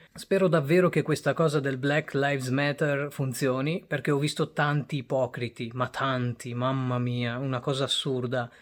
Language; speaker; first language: Italian; early bilingual, other home language; Bangla